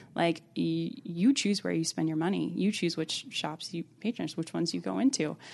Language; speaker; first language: English; native; English